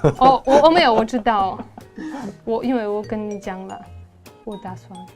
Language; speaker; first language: Chinese; non-native, fluent; Polish